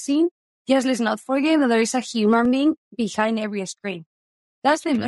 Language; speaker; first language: English; non-native, fluent; Spanish